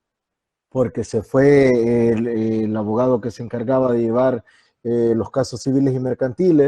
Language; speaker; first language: Spanish; native; Spanish